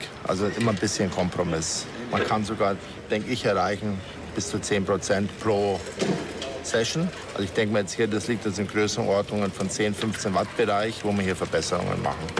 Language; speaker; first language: German; native; German